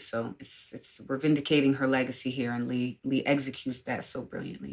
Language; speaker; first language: English; native; English